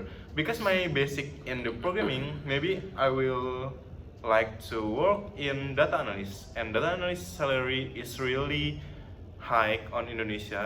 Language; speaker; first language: English; non-native, learner; Indonesian